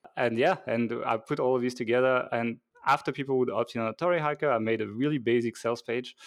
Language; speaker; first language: English; non-native, fluent; French